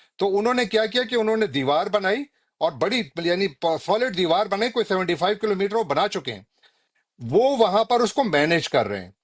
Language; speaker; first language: Urdu; non-native, local second language; Pashto